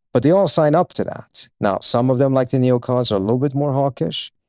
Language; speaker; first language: English; early bilingual, other home language; Persian